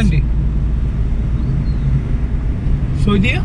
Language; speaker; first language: English; non-native, learner; Bangla